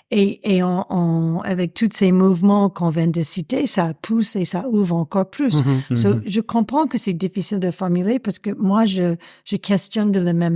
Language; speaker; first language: French; non-native, fluent; English